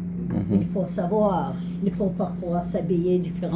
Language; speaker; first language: French; non-native, learner; English